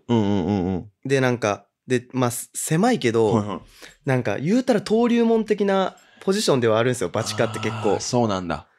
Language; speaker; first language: Japanese; native; Japanese